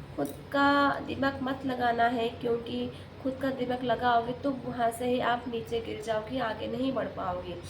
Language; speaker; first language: Hindi; non-native, local second language; Odia